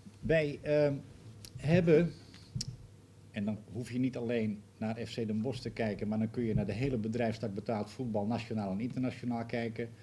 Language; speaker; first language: Dutch; native; Dutch